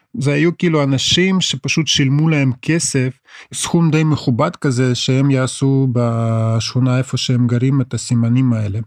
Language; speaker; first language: Hebrew; non-native, fluent; Russian